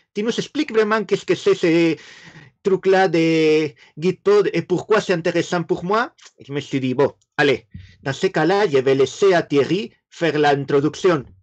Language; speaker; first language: French; non-native, fluent; Spanish